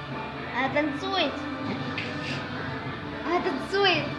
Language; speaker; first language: Russian; early bilingual, heritage; Russian